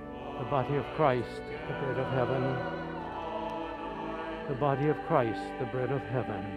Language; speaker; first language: English; native; English